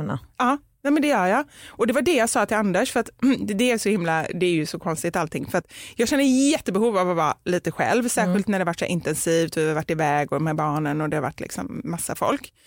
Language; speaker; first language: Swedish; native; Swedish